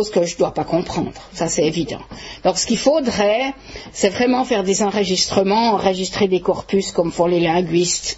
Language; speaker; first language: French; native; French